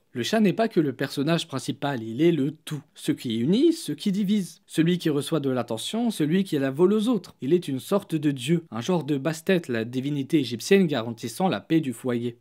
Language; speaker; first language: French; native; French